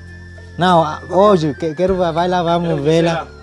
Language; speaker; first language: Vietnamese; native; Vietnamese